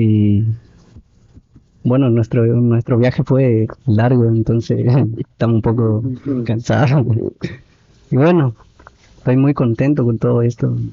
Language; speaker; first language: Spanish; non-native, local second language; Guarani